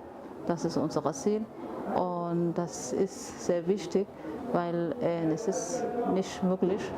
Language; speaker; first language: German; non-native, fluent; Somali